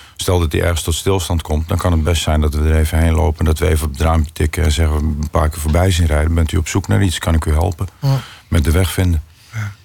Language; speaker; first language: Dutch; native; Dutch